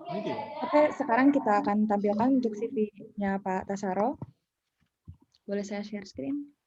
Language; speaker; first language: Indonesian; native; Indonesian